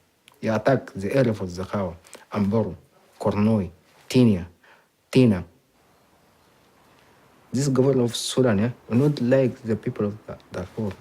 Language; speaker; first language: English; non-native, learner; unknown